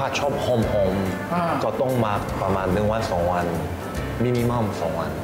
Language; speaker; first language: Thai; non-native, learner; Korean